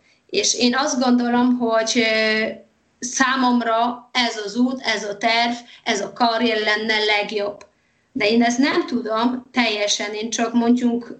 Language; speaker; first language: Hungarian; non-native, fluent; Polish